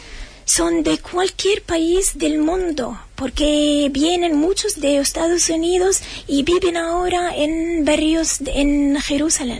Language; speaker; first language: Spanish; non-native, fluent; Arabic